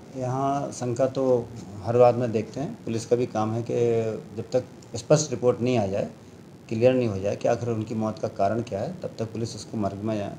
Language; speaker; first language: Hindi; native; Hindi